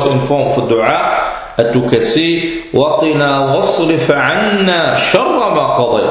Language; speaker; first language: Danish; early bilingual, other home language; Arabic